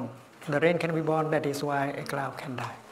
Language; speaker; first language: English; non-native, fluent; Vietnamese